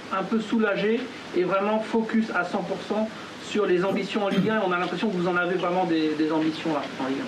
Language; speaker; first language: French; native; French